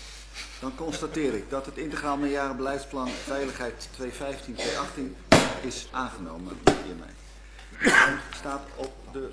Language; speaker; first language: Dutch; native; Dutch